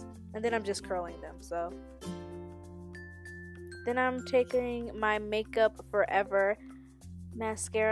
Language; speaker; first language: English; native; English